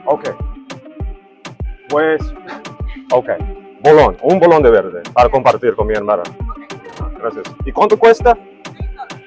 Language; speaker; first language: Spanish; non-native, learner; English